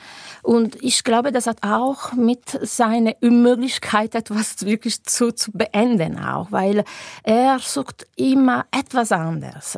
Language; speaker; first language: German; non-native, fluent; Italian